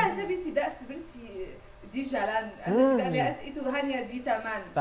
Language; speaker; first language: Indonesian; non-native, learner; Arabic